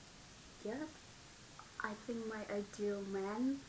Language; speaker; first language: English; non-native, learner; Vietnamese